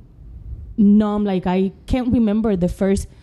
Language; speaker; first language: English; non-native, fluent; Spanish